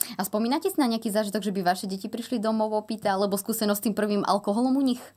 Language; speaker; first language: Slovak; native; Slovak